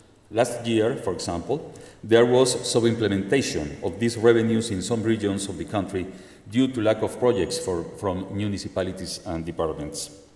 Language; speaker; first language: English; non-native, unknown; Spanish